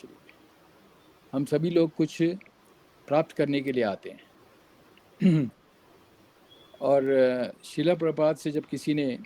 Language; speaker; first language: Hindi; native; Hindi